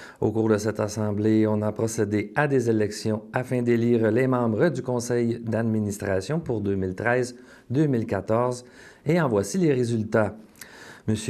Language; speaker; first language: French; native; French